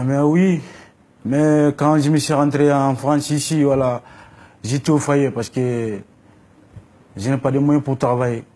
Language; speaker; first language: French; non-native, learner; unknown